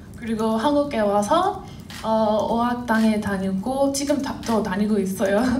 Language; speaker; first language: Korean; non-native, fluent; English